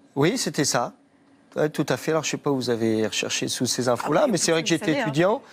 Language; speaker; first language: French; native; French